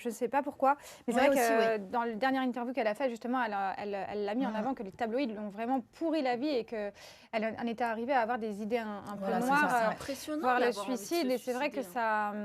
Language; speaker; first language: French; native; French